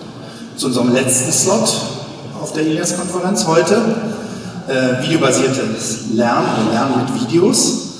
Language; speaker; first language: German; native; German